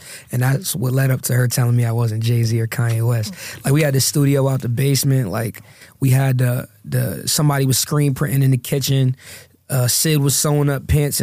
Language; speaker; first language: English; native; English